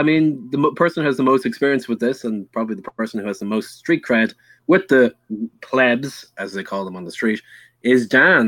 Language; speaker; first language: English; native; English